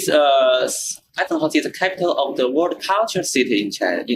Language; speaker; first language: English; non-native, learner; Chinese